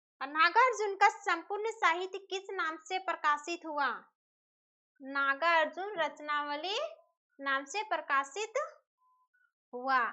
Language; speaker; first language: Hindi; native; Hindi